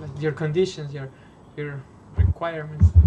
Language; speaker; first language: English; non-native, fluent; Spanish